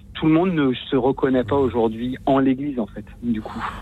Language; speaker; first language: French; native; French